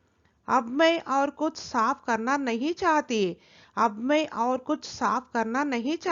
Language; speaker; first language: Hindi; non-native, local second language; Telugu